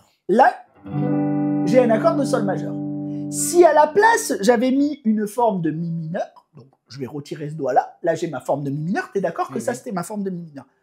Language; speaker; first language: French; native; French